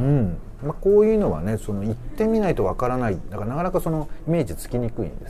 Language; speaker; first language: Japanese; native; Japanese